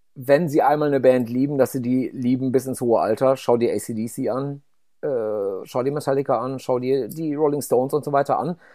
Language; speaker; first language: German; native; German